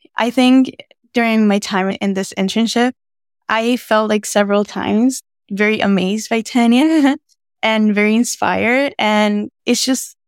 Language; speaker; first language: English; non-native, fluent; Spanish